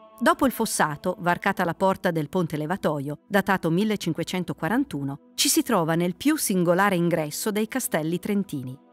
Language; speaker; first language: Italian; native; Italian